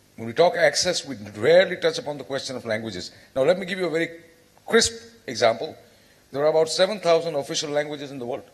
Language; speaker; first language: English; non-native, local second language; Bangla